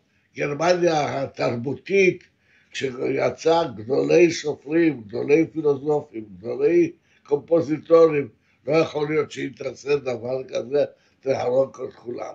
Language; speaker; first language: Hebrew; non-native, fluent; Polish